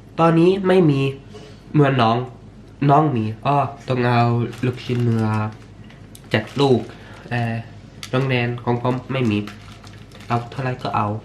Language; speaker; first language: Thai; early bilingual, heritage; Swedish